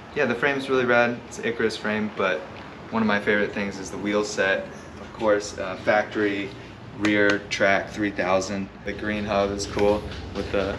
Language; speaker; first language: English; native; English